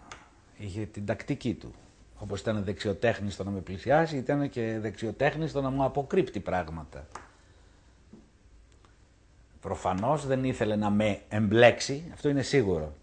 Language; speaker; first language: Greek; native; Greek